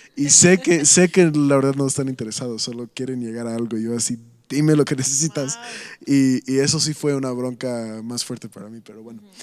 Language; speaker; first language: Spanish; non-native, fluent; English